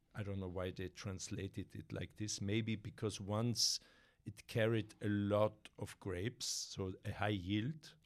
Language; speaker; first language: English; non-native, fluent; German